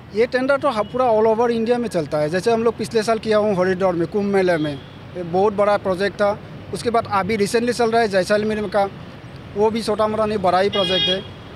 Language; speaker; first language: Hindi; non-native, local second language; Assamese